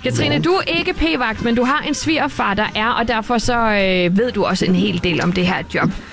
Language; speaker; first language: Danish; native; Danish